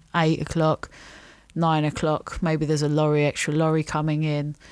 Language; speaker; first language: English; native; English